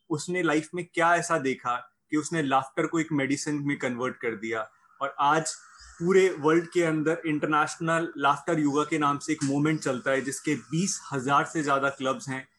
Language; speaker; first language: Hindi; native; Hindi